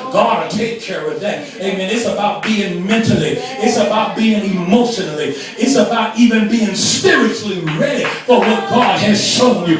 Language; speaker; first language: English; native; English